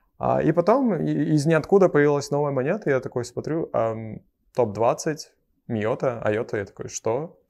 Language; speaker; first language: Russian; native; Russian